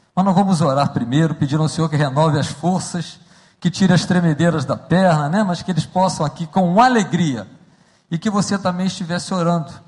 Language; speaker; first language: Portuguese; native; Portuguese